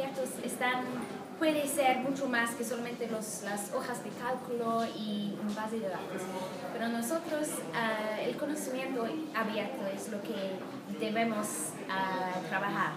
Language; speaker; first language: Spanish; non-native, fluent; English